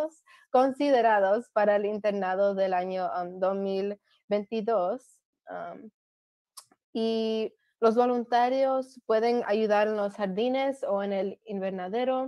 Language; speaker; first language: Spanish; early bilingual, other home language; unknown